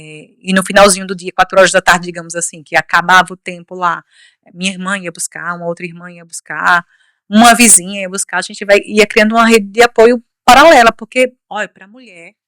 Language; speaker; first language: Portuguese; native; Portuguese